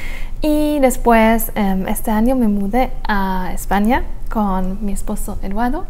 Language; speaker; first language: Spanish; non-native, fluent; German